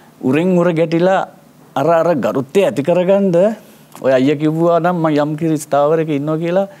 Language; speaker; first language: Sinhala; native; Sinhala